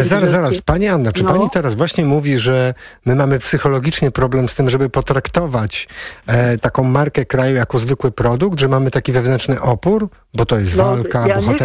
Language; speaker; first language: Polish; native; Polish